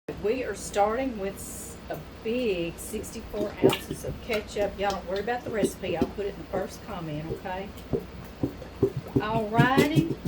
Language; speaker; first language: English; native; English